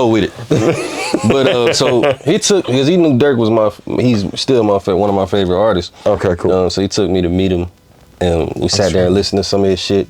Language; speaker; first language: English; native; English